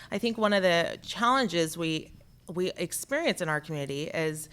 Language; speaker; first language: English; native; English